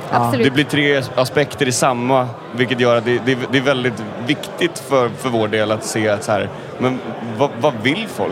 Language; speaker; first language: Swedish; native; Swedish